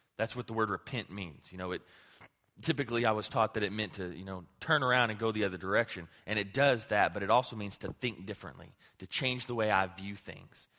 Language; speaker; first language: English; native; English